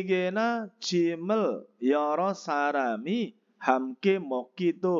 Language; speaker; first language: Korean; non-native, fluent; Indonesian